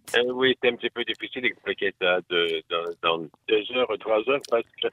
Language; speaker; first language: French; non-native, fluent; English